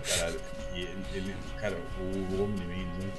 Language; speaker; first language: Portuguese; native; Portuguese